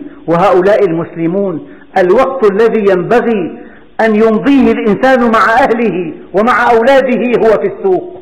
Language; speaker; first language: Arabic; native; Arabic